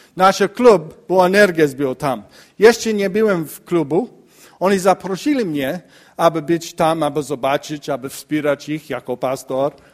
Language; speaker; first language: Polish; non-native, learner; English